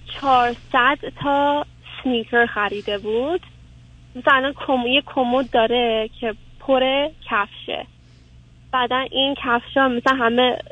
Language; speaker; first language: Persian; early bilingual, heritage; Persian